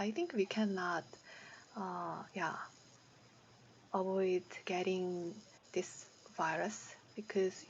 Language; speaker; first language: English; non-native, learner; Korean